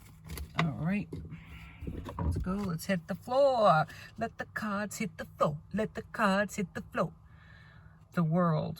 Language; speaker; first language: English; native; English